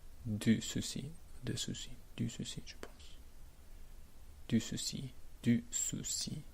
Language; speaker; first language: French; non-native, learner; Spanish